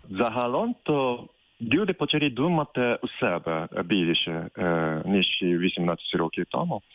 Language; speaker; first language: Ukrainian; non-native, fluent; Japanese